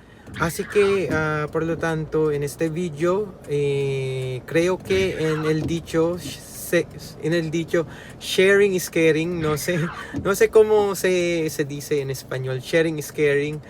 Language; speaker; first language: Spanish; non-native, learner; Filipino